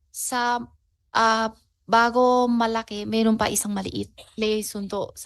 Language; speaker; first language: Filipino; non-native, learner; Chinese